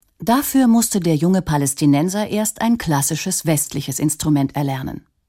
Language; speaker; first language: German; native; German